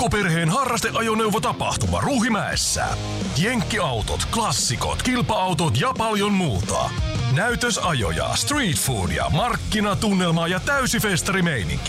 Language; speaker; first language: Finnish; native; Finnish